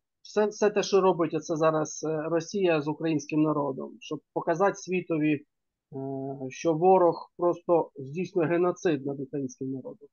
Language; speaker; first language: Ukrainian; native; Ukrainian